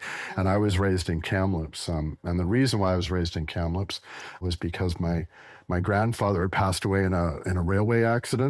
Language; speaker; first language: English; native; English